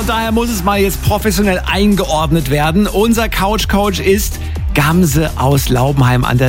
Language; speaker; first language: German; native; German